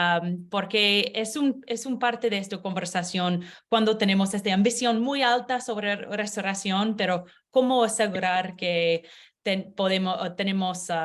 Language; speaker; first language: Spanish; non-native, learner; English